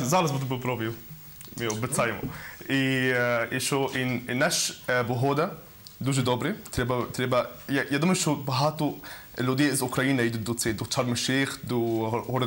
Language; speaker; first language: Ukrainian; non-native, learner; Arabic